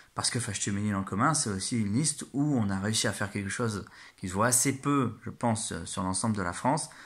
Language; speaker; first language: French; native; French